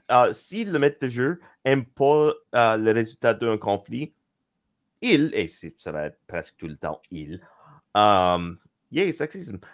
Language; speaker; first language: French; non-native, local second language; English